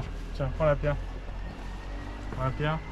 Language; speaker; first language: French; native; French